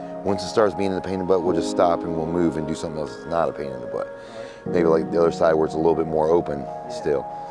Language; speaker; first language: English; native; English